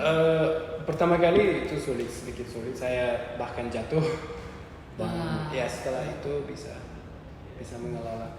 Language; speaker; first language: Indonesian; non-native, learner; Uzbek